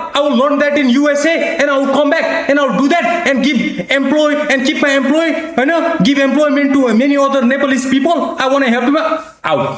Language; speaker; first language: English; non-native, local second language; Nepali